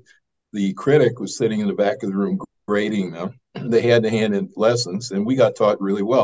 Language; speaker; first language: English; native; English